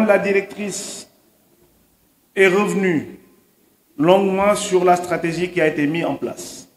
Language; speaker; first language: French; non-native, local second language; Wolof